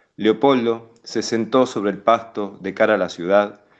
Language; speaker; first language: Spanish; native; Spanish